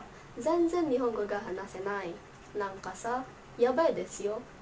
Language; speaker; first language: Japanese; non-native, learner; Malay